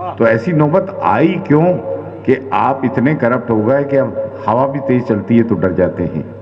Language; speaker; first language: Urdu; native; Urdu